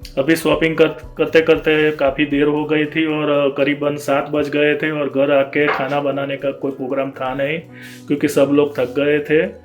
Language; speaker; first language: Hindi; non-native, local second language; Gujarati